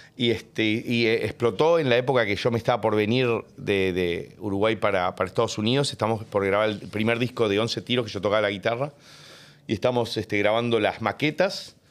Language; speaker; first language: Spanish; native; Spanish